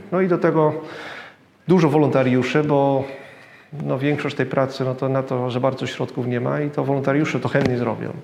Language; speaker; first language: Polish; non-native, fluent; Dutch